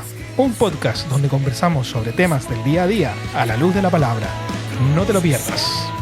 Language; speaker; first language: Spanish; native; Spanish